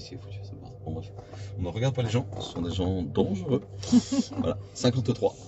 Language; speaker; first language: French; native; French